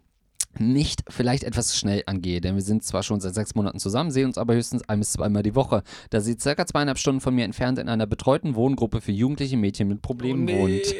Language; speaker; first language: German; native; German